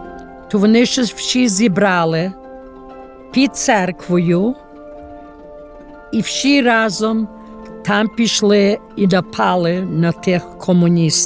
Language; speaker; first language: Ukrainian; early bilingual, heritage; Ukrainian